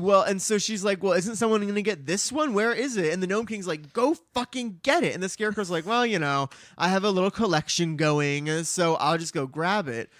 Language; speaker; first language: English; native; English